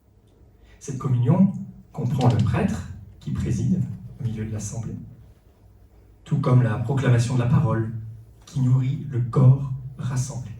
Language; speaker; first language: French; native; French